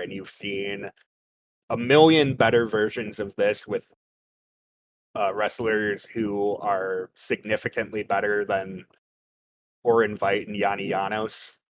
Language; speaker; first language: English; native; English